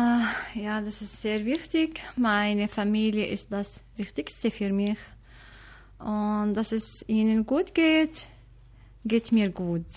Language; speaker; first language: German; non-native, learner; Arabic